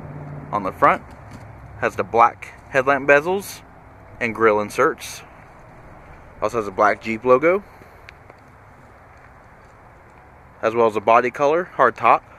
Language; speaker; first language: English; native; English